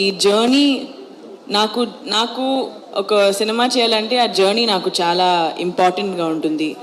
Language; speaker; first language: Telugu; non-native, local second language; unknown